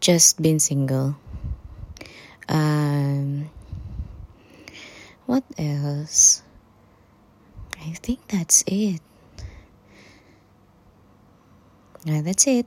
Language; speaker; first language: English; non-native, local second language; Cebuano